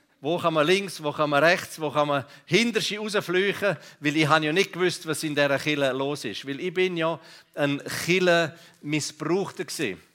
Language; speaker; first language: German; non-native, local second language; Romansh